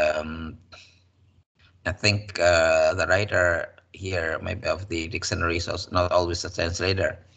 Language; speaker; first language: English; non-native, fluent; Indonesian